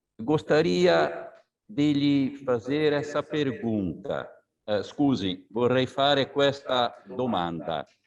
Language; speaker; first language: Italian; non-native, fluent; Portuguese